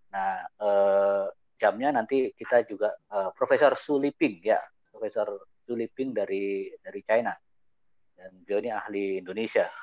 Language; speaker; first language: Indonesian; native; Indonesian